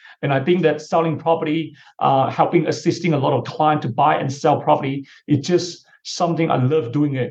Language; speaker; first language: English; non-native, local second language; Chinese